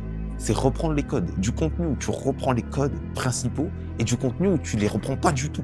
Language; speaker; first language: French; native; French